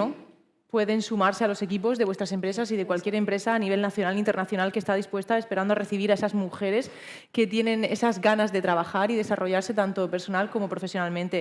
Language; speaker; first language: Spanish; native; Spanish